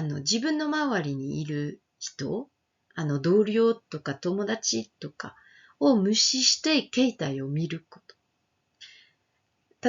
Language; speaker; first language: Japanese; non-native, fluent; French